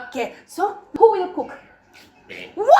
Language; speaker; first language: English; non-native, learner; Indonesian